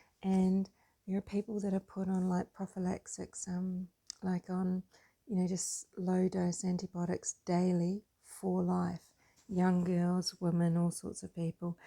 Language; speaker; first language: English; native; English